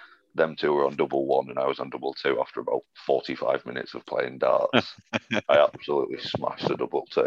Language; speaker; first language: English; native; English